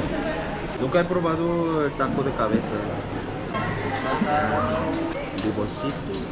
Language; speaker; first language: Spanish; non-native, learner; Korean